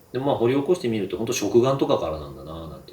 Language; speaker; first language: Japanese; native; Japanese